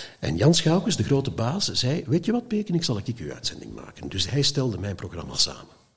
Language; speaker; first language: Dutch; native; Dutch